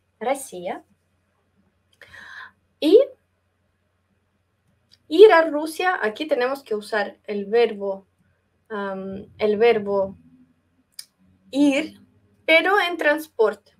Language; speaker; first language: Spanish; non-native, fluent; Russian